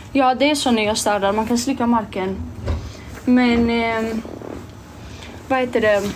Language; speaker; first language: Swedish; early bilingual, other home language; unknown